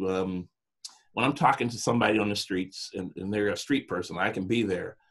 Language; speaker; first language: English; native; English